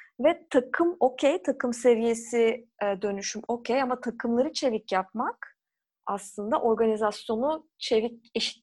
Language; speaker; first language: Turkish; native; Turkish